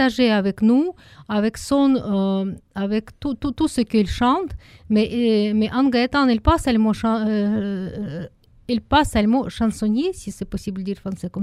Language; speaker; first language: French; non-native, learner; Russian